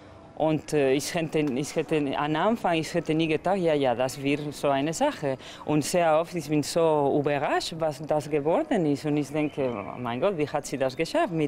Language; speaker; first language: German; non-native, fluent; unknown